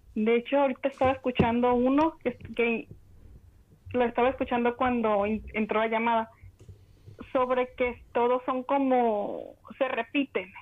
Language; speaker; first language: Spanish; native; Spanish